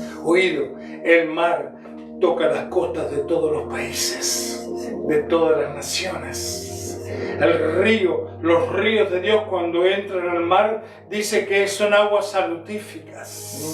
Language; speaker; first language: Spanish; native; Spanish